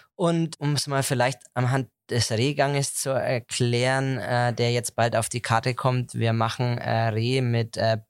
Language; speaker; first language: German; native; German